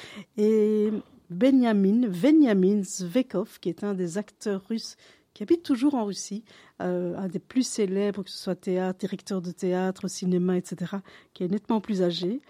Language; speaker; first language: French; native; French